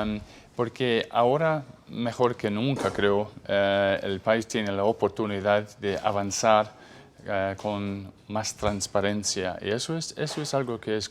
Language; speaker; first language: Spanish; non-native, fluent; English